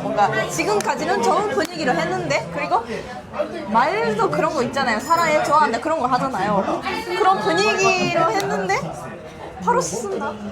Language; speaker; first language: Korean; non-native, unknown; Japanese